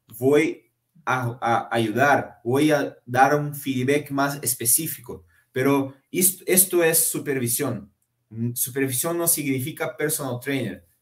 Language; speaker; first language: Spanish; non-native, fluent; Portuguese